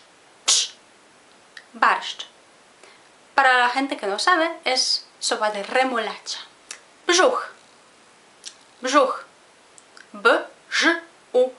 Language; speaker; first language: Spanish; non-native, fluent; Polish